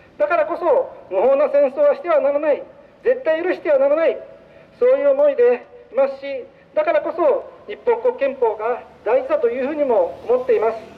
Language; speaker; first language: Japanese; native; Japanese